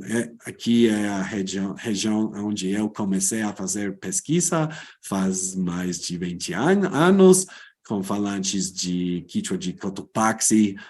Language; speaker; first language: Portuguese; non-native, fluent; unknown